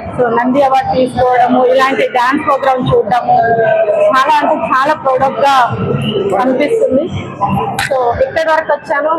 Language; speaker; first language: Telugu; native; Telugu